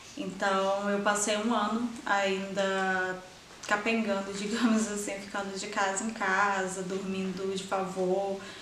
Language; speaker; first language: Portuguese; native; Portuguese